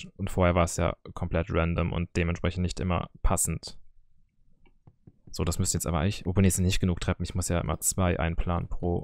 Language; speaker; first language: German; native; German